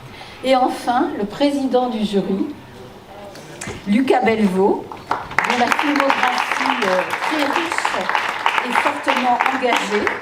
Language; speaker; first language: French; native; French